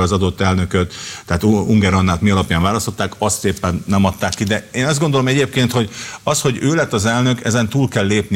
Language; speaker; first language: Hungarian; native; Hungarian